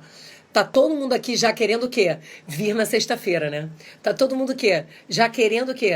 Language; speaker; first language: Portuguese; native; Portuguese